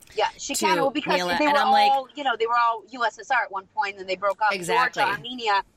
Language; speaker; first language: English; non-native, fluent; Russian